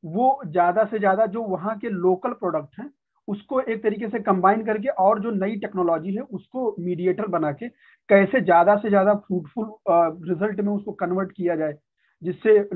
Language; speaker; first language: Hindi; native; Hindi